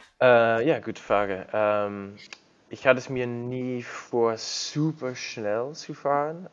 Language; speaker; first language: German; non-native, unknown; English